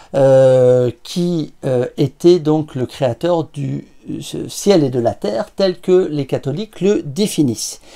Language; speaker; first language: French; native; French